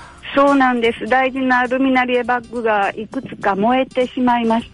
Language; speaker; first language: Japanese; native; Japanese